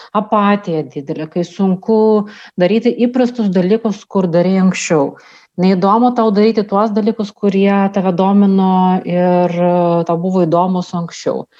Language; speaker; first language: Lithuanian; non-native, local second language; Russian